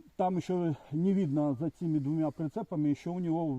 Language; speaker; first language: Russian; non-native, local second language; Ukrainian